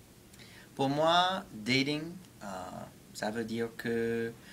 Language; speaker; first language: French; non-native, fluent; English